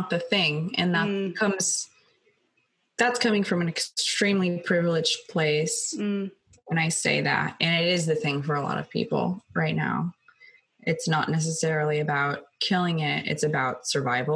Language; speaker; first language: English; native; English